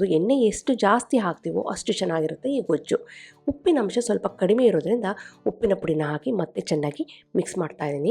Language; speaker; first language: Kannada; native; Kannada